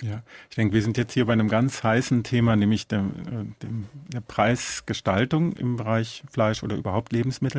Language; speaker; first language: German; native; German